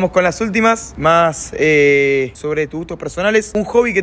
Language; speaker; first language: Spanish; native; Spanish